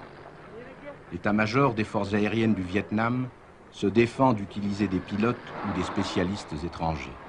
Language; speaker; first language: French; native; French